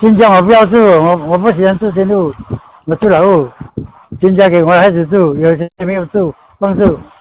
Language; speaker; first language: Chinese; non-native, local second language; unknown